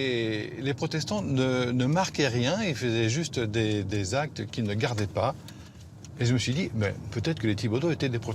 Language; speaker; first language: French; native; French